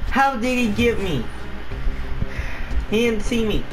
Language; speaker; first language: English; native; English